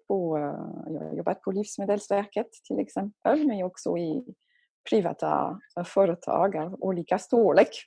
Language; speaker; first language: Swedish; non-native, fluent; French